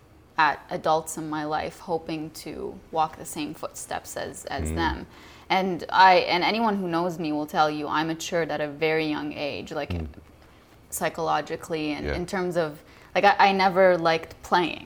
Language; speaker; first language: English; non-native, fluent; Arabic